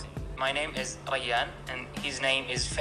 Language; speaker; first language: English; non-native, learner; Arabic